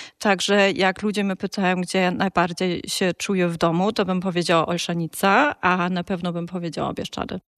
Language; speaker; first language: Polish; early bilingual, heritage; Polish